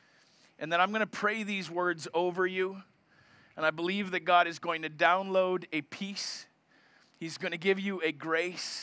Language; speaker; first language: English; native; English